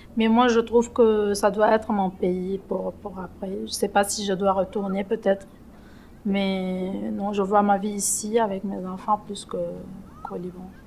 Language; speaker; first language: French; non-native, local second language; Arabic